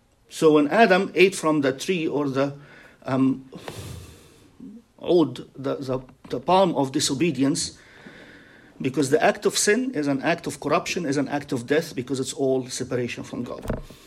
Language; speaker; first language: English; non-native, fluent; Arabic